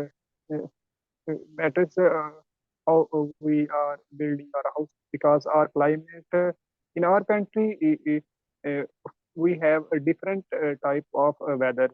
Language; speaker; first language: English; non-native, learner; Urdu